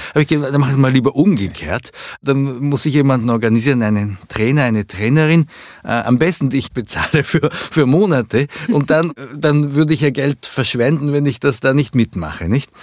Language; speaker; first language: German; early bilingual, other home language; Japanese